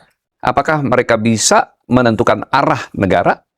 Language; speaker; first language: Indonesian; native; Indonesian